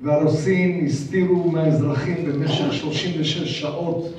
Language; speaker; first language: Hebrew; non-native, fluent; Russian